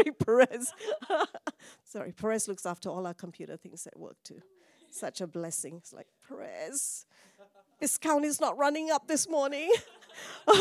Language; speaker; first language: English; non-native, local second language; Tamil